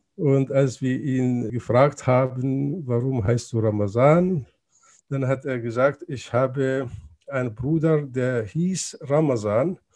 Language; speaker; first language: German; non-native, fluent; Arabic